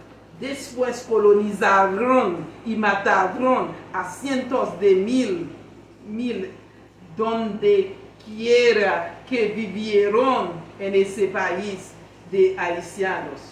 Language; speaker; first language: Spanish; non-native, learner; Haitian Creole